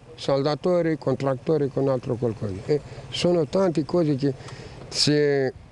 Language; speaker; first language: Italian; non-native, learner; Romanian